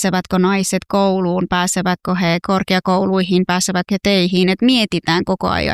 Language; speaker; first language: Finnish; early bilingual, other home language; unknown